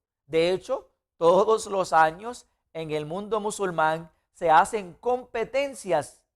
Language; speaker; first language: Spanish; non-native, fluent; Arabic